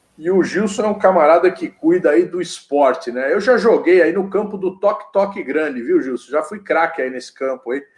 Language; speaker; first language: Portuguese; native; Portuguese